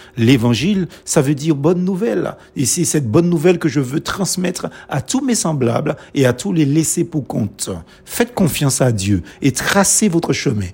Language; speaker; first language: French; non-native, local second language; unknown